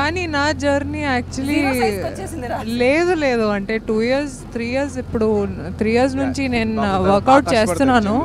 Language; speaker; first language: Telugu; non-native, fluent; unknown